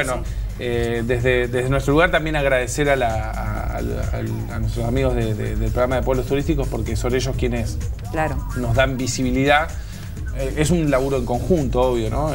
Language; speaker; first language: Spanish; native; Spanish